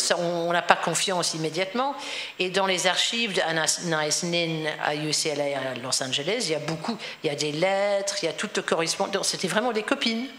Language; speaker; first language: French; non-native, fluent; English